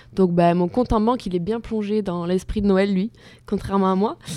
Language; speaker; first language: French; native; French